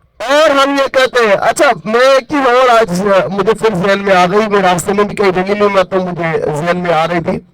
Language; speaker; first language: Urdu; non-native, local second language; Baluchi